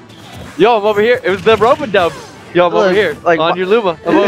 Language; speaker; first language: English; native; English